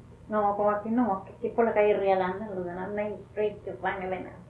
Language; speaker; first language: Spanish; early bilingual, heritage; Spanish